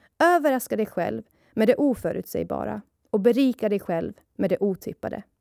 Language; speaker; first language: Swedish; early bilingual, other home language; Persian